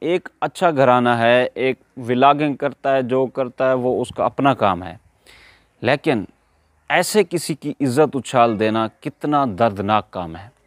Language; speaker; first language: Urdu; non-native, local second language; Saraiki